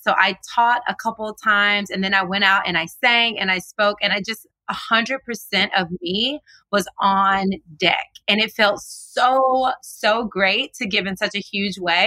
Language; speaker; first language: English; native; English